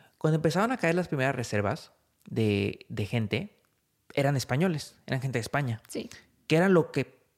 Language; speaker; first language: Spanish; native; Spanish